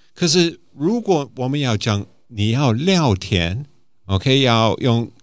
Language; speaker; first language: Chinese; non-native, fluent; English